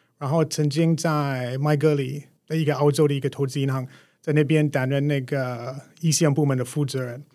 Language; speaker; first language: Chinese; non-native, fluent; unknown